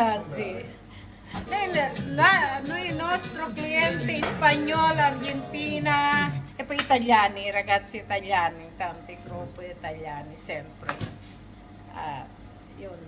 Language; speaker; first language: Italian; non-native, learner; Filipino